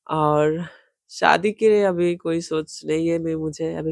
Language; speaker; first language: Hindi; non-native, local second language; Bangla